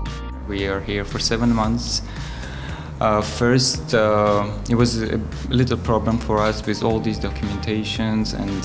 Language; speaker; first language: English; non-native, fluent; Armenian